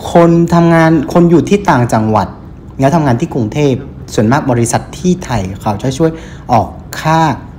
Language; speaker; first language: Thai; non-native, fluent; Vietnamese